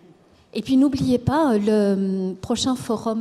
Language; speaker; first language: French; native; French